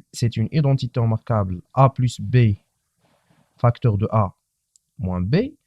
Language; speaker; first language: French; non-native, local second language; Arabic